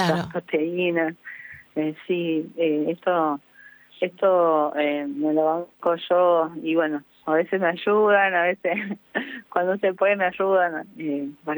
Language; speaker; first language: Spanish; native; Spanish